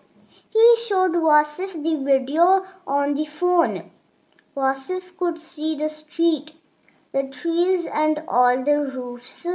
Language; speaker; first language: English; non-native, local second language; Urdu